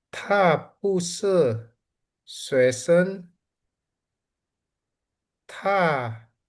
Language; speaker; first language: Chinese; non-native, learner; Indonesian